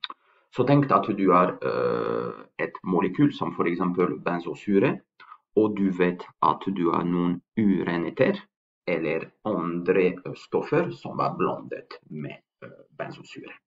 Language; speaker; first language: Norwegian; non-native, fluent; French